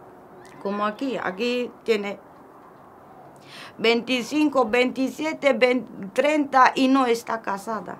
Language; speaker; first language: Spanish; non-native, learner; Romanian